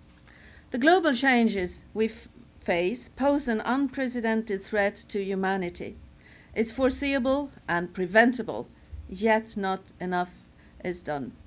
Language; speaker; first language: English; non-native, fluent; Swedish